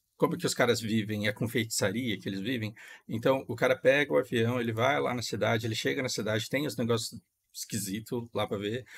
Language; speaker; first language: Portuguese; native; Portuguese